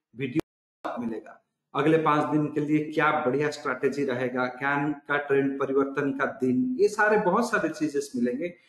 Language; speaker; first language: Hindi; non-native, local second language; Odia